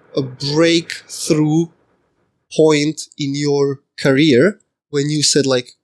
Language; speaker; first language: English; non-native, fluent; Slovak